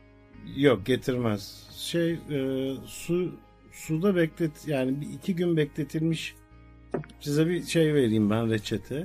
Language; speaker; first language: Turkish; native; Turkish